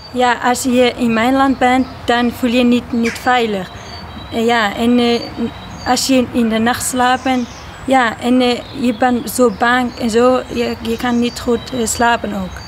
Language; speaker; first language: Dutch; non-native, learner; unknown